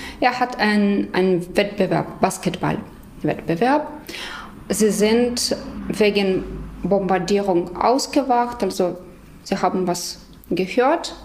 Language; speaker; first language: German; non-native, fluent; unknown